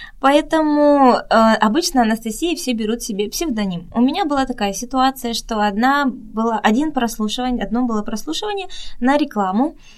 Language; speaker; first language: Russian; native; Russian